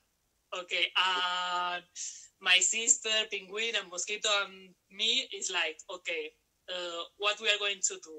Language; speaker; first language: English; non-native, learner; Spanish